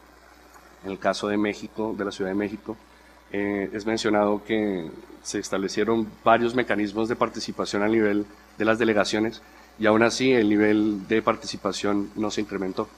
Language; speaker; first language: Spanish; native; Spanish